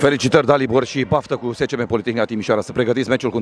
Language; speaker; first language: Romanian; native; Romanian